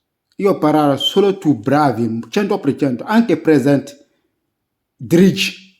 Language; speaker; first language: Italian; non-native, learner; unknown